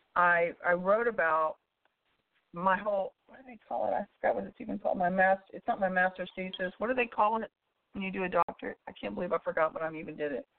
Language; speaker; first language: English; native; English